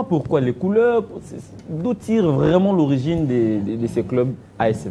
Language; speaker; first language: French; non-native, local second language; Lingala